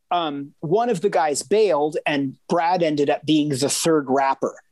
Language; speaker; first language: English; native; English